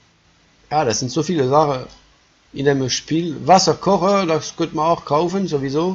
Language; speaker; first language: German; non-native, fluent; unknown